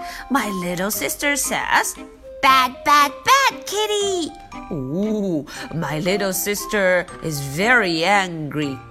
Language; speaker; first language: English; non-native, fluent; Chinese